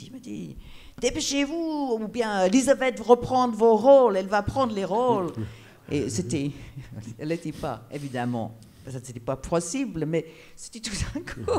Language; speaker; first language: French; non-native, fluent; English